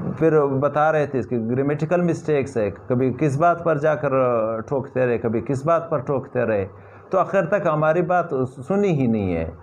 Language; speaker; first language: Urdu; non-native, local second language; Pashto